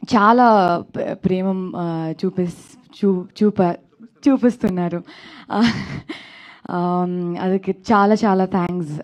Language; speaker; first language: Telugu; non-native, learner; Kannada